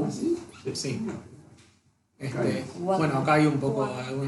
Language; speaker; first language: Spanish; native; Spanish